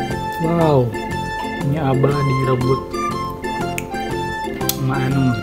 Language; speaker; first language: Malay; non-native, local second language; Sundanese